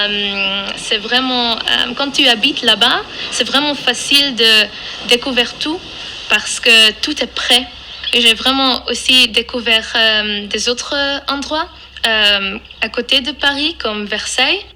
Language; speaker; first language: French; non-native, fluent; Dutch